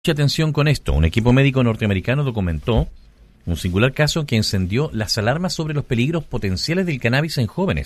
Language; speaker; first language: Spanish; native; Spanish